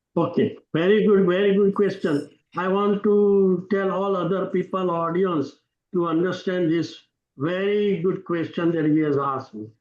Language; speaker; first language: English; non-native, local second language; Gujarati